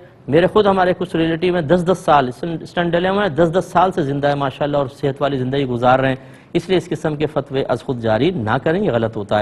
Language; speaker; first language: Urdu; native; Urdu